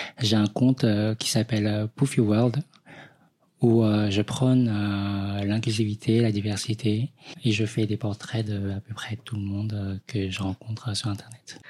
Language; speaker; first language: French; early bilingual, other home language; Vietnamese